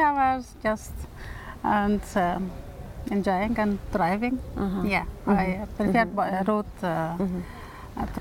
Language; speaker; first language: English; non-native, fluent; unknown